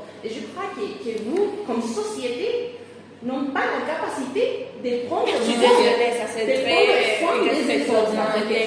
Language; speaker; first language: French; non-native, fluent; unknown